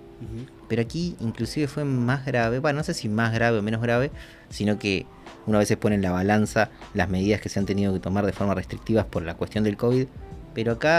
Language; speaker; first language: Spanish; native; Spanish